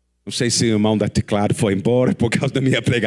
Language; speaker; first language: Portuguese; non-native, learner; English